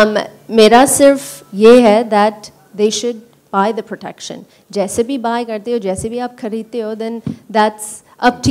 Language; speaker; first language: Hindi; early bilingual, heritage; English